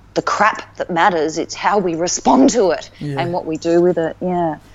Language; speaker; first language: English; native; English